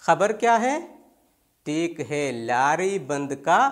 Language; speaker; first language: Urdu; non-native, local second language; Malayalam